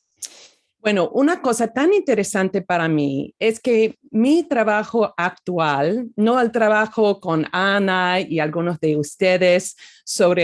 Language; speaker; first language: Spanish; non-native, fluent; English